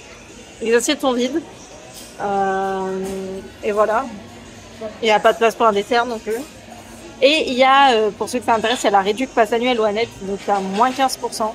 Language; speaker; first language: French; native; French